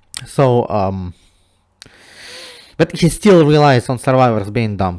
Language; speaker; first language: English; non-native, fluent; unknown